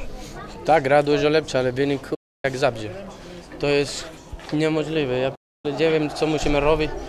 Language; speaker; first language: Polish; non-native, learner; Spanish